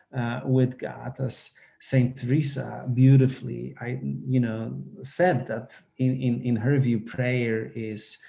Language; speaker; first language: English; non-native, fluent; Polish